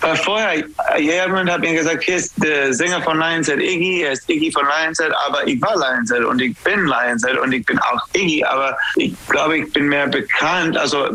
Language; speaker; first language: German; non-native, learner; English